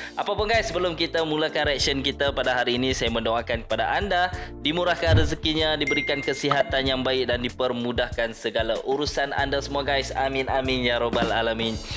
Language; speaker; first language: Malay; native; Malay